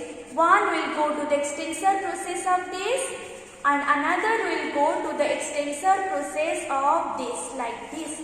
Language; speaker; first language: English; non-native, local second language; Hindi